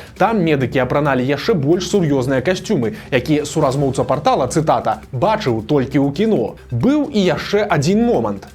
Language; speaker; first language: Belarusian; native; Belarusian